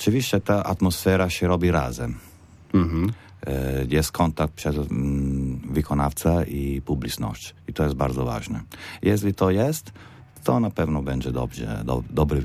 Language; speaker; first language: Polish; non-native, learner; Italian